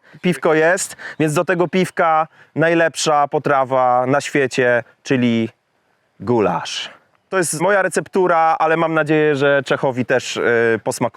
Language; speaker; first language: Polish; native; Polish